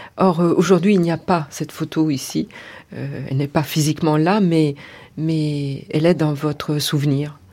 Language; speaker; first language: French; native; French